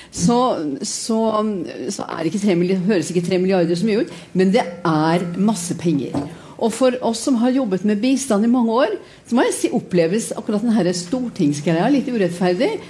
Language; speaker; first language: Norwegian; native; Norwegian